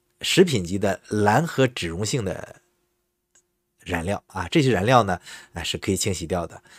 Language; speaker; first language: Chinese; native; Chinese